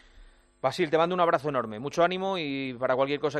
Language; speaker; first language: Spanish; native; Spanish